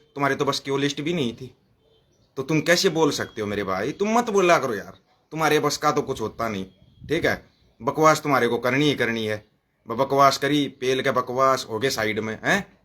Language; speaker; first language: Hindi; native; Hindi